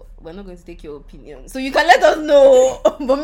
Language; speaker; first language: English; non-native, local second language; Yoruba